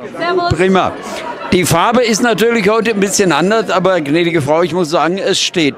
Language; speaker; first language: German; native; German